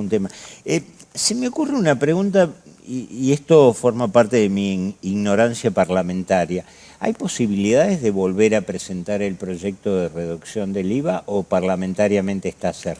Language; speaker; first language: Spanish; native; Spanish